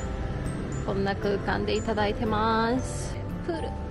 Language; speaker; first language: Japanese; native; Japanese